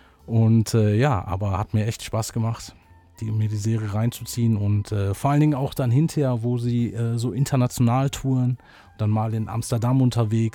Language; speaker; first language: German; native; German